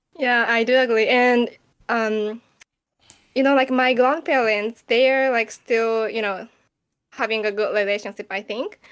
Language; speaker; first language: English; non-native, fluent; Japanese